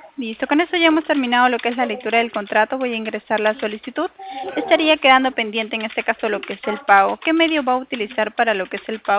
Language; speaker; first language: Spanish; native; Spanish